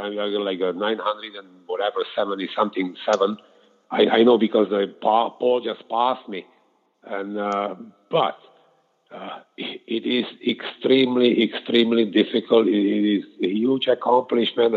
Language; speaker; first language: English; non-native, fluent; Slovak